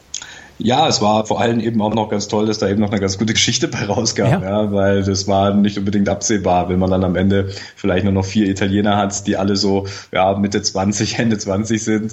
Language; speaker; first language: German; native; German